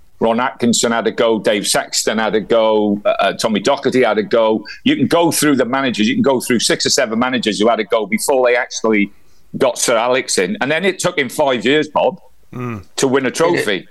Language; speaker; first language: English; native; English